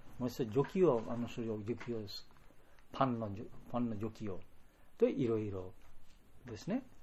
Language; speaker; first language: Japanese; non-native, learner; Bangla